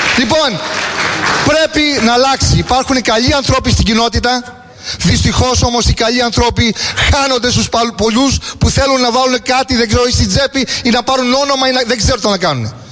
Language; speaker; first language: Greek; early bilingual, heritage; Greek